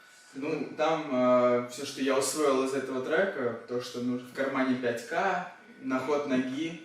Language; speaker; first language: Russian; native; Russian